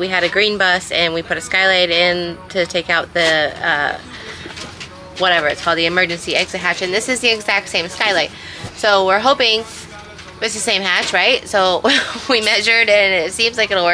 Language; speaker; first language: English; native; English